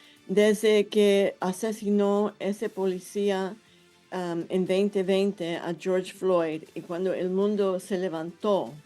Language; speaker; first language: Spanish; non-native, fluent; English